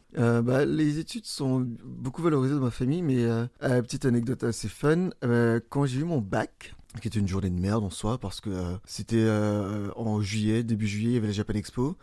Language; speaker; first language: French; early bilingual, other home language; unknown